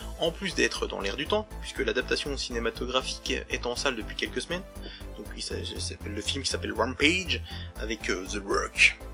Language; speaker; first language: French; native; French